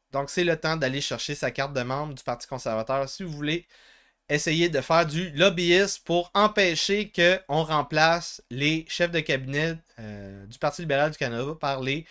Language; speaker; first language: French; native; French